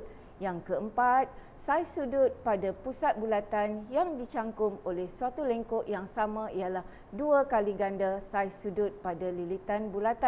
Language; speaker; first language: Malay; native; Malay